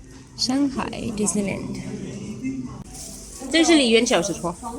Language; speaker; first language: Chinese; non-native, learner; Urdu